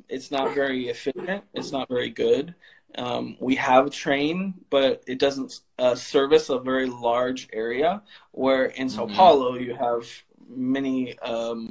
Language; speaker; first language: English; native; English